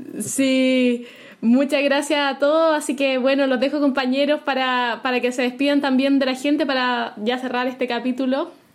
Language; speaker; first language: Spanish; native; Spanish